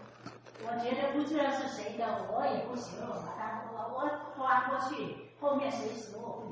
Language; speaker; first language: Chinese; non-native, fluent; Vietnamese